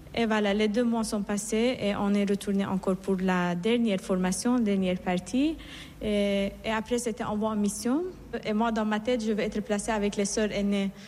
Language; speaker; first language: French; non-native, fluent; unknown